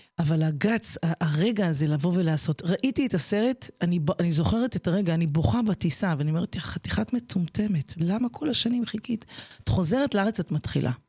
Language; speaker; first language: Hebrew; native; Hebrew